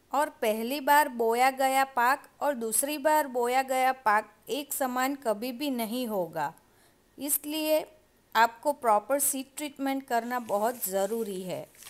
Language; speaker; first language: Hindi; non-native, local second language; Gujarati